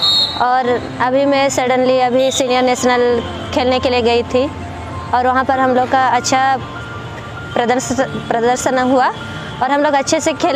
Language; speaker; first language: Hindi; non-native, local second language; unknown